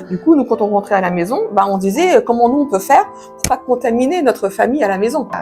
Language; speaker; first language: French; native; French